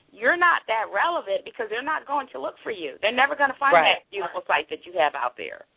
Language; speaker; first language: English; native; English